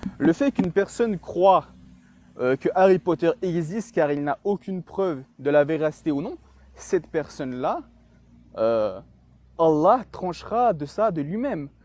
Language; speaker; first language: French; early bilingual, other home language; Chechen